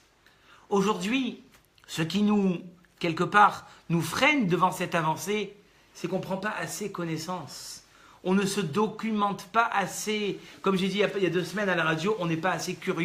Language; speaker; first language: French; native; French